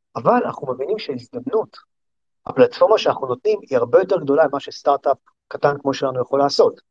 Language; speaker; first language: Hebrew; native; Hebrew